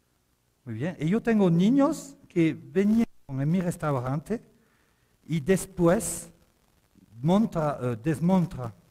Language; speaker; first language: Spanish; non-native, fluent; French